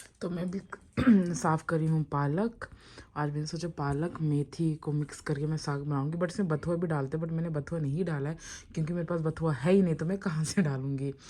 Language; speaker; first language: Hindi; non-native, local second language; Mizo